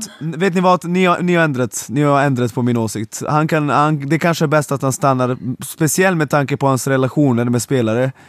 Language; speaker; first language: Swedish; non-native, fluent; Serbian